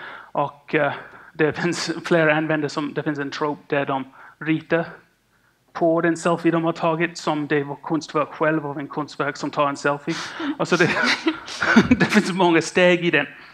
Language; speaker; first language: Swedish; non-native, fluent; English